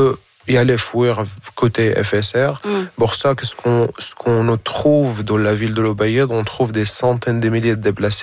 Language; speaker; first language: French; non-native, fluent; Arabic